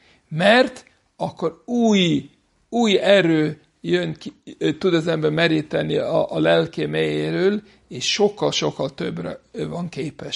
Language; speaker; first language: Hungarian; non-native, fluent; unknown